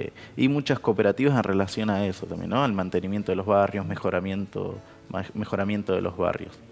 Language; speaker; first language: Spanish; native; Spanish